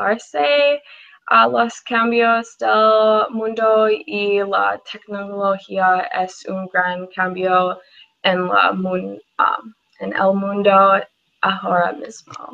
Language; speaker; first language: Spanish; non-native, learner; English